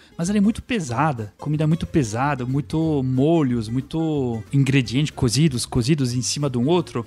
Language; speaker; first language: Portuguese; non-native, fluent; French